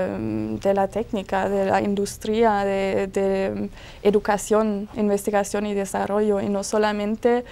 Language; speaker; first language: Spanish; non-native, fluent; German